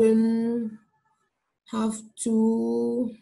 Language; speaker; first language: English; non-native, learner; Vietnamese